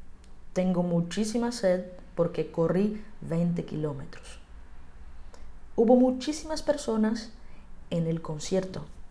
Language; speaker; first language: Spanish; non-native, fluent; Portuguese